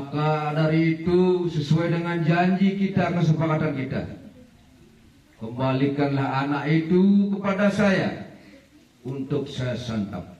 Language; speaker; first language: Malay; non-native, local second language; Balinese